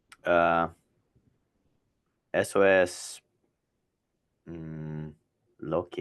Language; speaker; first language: Spanish; non-native, learner; English